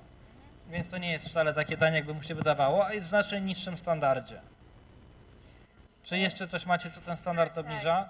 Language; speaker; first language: Polish; native; Polish